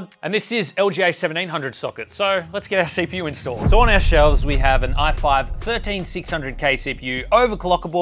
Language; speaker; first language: English; native; English